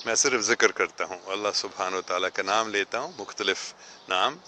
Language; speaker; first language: Urdu; non-native, fluent; English